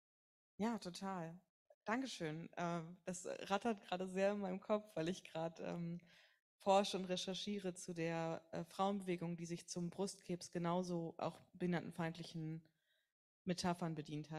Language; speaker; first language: German; native; German